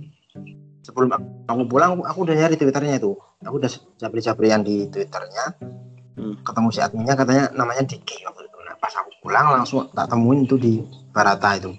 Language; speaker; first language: Indonesian; native; Indonesian